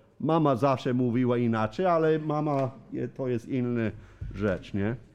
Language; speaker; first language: Polish; non-native, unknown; English